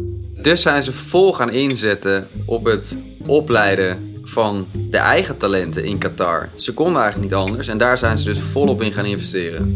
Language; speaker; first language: Dutch; native; Dutch